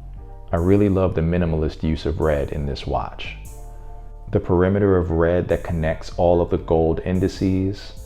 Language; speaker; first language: English; native; English